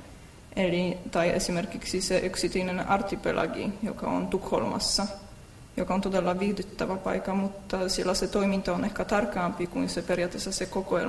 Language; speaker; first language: Finnish; non-native, fluent; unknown